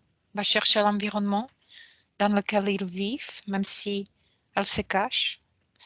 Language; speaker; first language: French; non-native, fluent; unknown